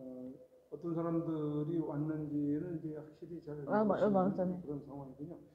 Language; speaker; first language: Korean; native; Korean